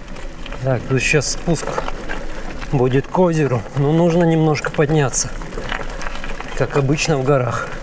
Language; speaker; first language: Russian; native; Russian